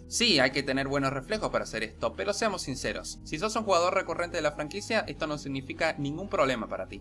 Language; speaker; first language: Spanish; native; Spanish